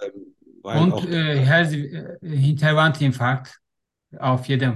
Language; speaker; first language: German; non-native, learner; Turkish